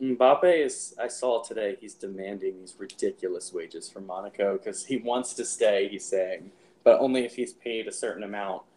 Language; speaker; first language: English; native; English